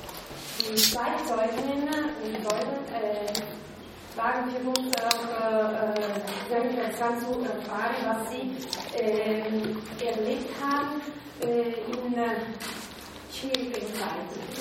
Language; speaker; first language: German; non-native, local second language; Italian